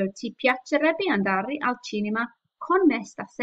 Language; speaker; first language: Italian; non-native, fluent; English